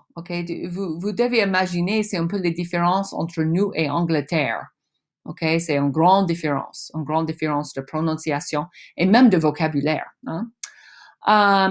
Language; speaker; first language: French; non-native, fluent; English